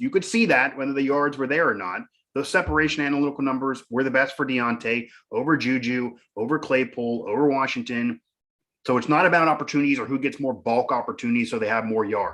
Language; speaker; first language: English; native; English